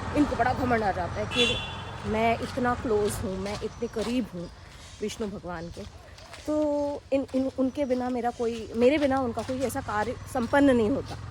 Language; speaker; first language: Hindi; non-native, local second language; Konkani